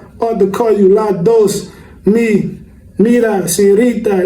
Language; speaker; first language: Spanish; non-native, learner; English